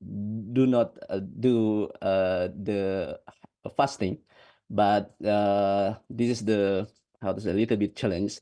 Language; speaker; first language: English; non-native, fluent; Indonesian